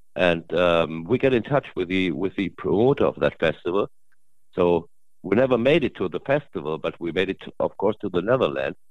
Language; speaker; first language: English; non-native, learner; German